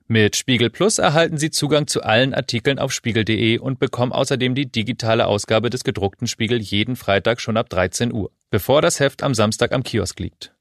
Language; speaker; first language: German; native; German